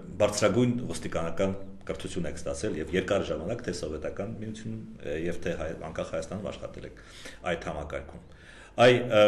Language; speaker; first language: Armenian; native; Armenian